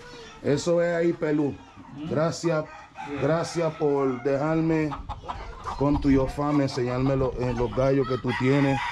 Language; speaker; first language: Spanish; non-native, fluent; English